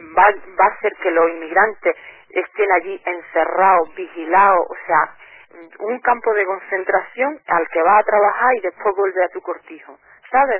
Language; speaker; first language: Spanish; native; Spanish